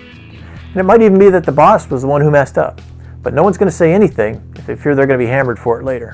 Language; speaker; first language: English; native; English